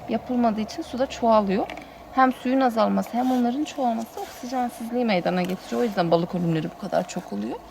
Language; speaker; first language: Turkish; native; Turkish